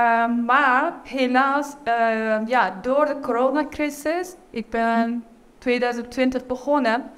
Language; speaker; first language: Dutch; non-native, learner; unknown